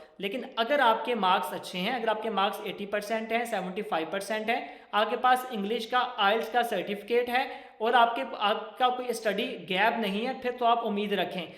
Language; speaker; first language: Urdu; non-native, local second language; Punjabi